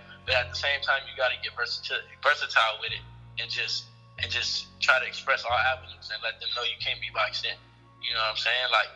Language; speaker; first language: English; native; English